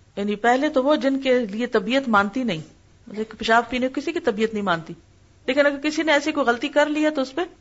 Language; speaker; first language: Urdu; native; Urdu